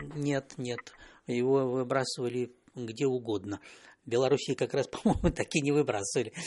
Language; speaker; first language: Russian; non-native, local second language; Belarusian